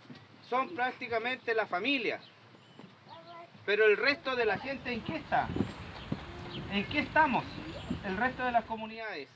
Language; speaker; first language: Spanish; native; Spanish